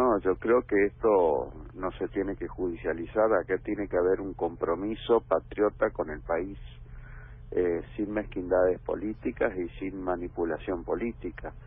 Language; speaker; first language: Spanish; native; Spanish